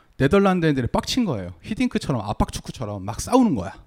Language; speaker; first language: Korean; native; Korean